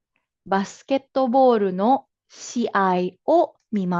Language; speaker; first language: Japanese; non-native, fluent; Filipino